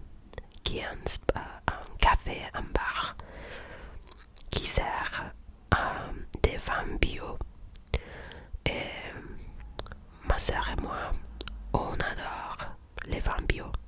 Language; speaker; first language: French; non-native, learner; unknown